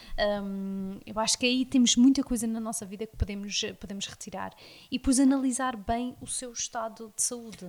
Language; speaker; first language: Portuguese; early bilingual, heritage; Portuguese